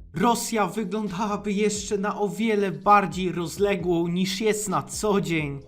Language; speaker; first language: Polish; native; Polish